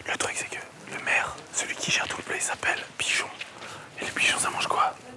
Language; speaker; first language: French; native; French